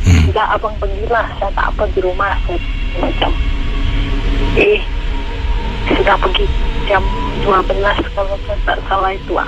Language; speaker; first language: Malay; non-native, learner; Indonesian